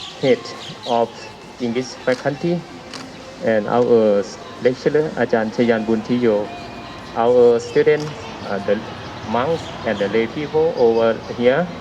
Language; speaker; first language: English; non-native, learner; Thai